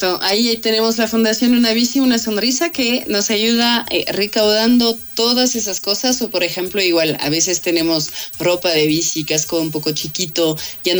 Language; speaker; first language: Spanish; non-native, fluent; French